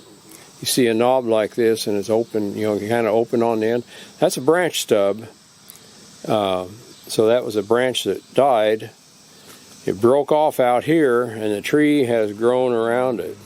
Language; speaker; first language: English; native; English